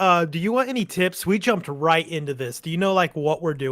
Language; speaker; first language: English; native; English